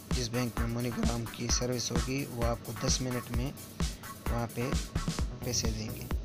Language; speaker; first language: Urdu; non-native, local second language; Punjabi